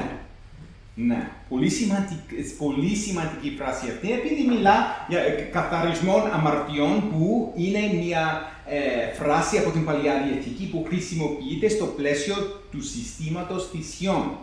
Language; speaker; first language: Greek; non-native, fluent; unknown